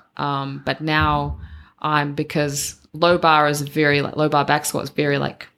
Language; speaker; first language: English; native; English